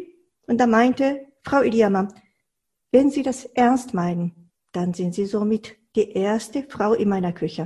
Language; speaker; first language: German; non-native, fluent; Japanese